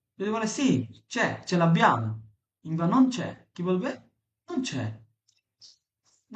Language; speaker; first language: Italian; non-native, fluent; Bangla